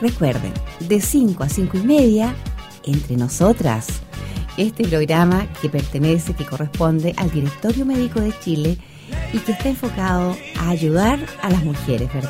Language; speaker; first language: Spanish; native; Spanish